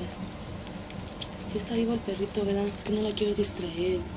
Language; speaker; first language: Spanish; native; Spanish